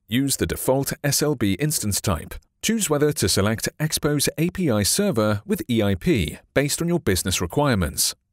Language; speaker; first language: English; non-native, fluent; Chinese